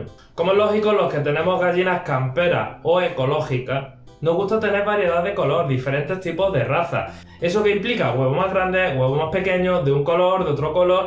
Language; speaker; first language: Spanish; native; Spanish